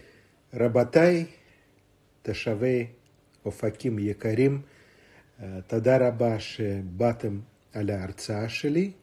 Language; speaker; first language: Hebrew; non-native, fluent; Russian